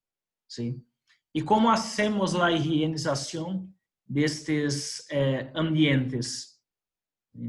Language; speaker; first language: Spanish; non-native, fluent; Portuguese